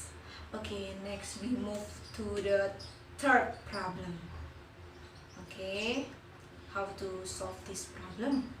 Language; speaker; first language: English; non-native, learner; Indonesian